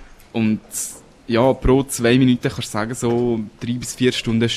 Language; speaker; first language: German; native; German